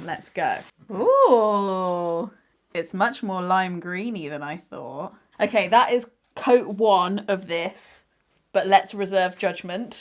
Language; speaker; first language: English; native; English